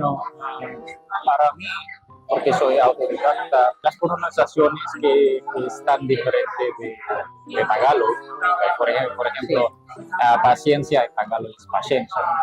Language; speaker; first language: Spanish; non-native, learner; Filipino